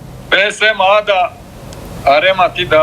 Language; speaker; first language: Indonesian; non-native, learner; Romanian